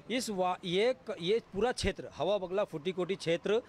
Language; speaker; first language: Hindi; native; Hindi